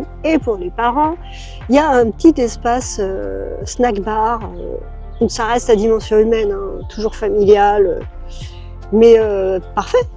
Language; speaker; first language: French; native; French